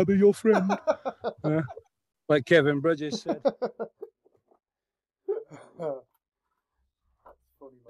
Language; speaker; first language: English; native; English